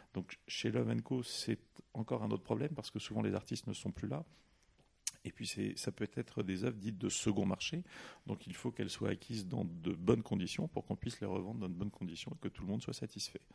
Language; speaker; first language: French; native; French